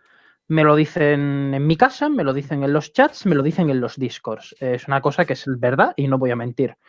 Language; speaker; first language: Spanish; native; Spanish